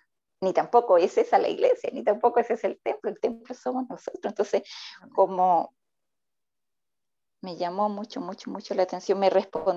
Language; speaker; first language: Spanish; native; Spanish